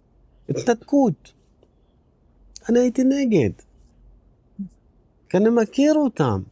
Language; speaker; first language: Hebrew; non-native, local second language; Arabic